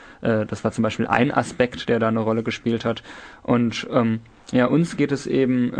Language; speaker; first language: German; native; German